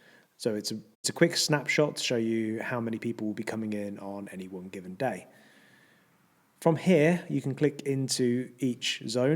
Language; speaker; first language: English; native; English